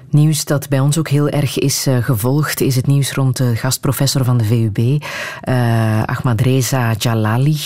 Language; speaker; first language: Dutch; native; Dutch